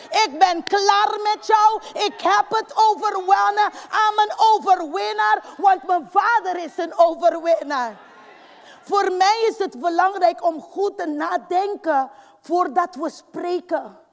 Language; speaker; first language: Dutch; non-native, fluent; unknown